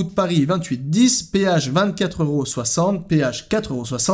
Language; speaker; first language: French; native; French